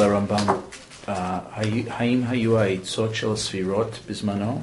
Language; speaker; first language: Hebrew; non-native, learner; English